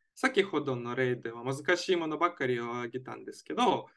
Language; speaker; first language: Japanese; non-native, fluent; Latvian